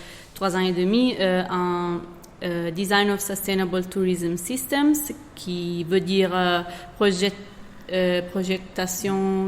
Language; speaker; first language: French; non-native, fluent; Italian